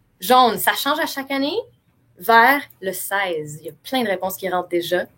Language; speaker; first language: French; native; French